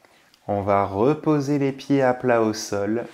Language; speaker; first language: French; native; French